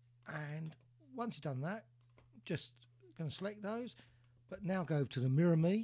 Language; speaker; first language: English; native; English